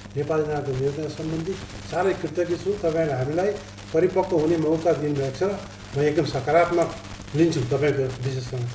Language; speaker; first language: Nepali; native; Nepali